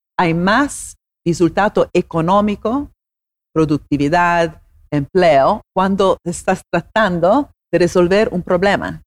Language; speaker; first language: Spanish; non-native, fluent; Italian